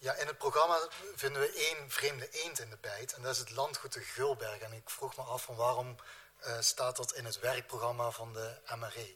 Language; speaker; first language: Dutch; native; Dutch